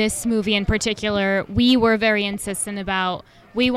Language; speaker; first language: English; non-native, fluent; French